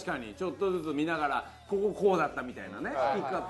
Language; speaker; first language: Japanese; native; Japanese